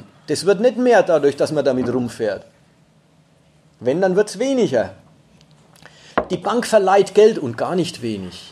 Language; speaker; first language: German; native; German